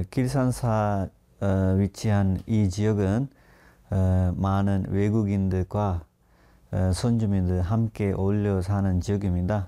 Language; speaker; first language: Korean; non-native, fluent; Sinhala